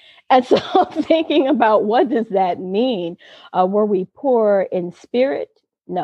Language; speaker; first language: English; native; English